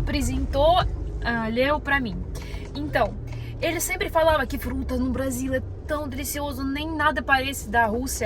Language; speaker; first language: Portuguese; non-native, learner; Russian